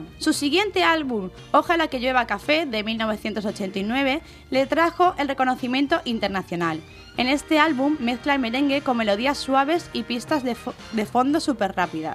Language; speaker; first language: Spanish; native; Spanish